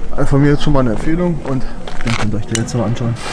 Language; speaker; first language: German; native; German